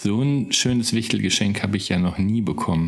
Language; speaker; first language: German; native; German